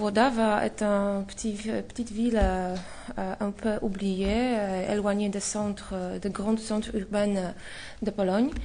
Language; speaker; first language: French; non-native, fluent; Polish